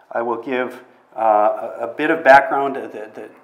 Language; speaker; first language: English; native; English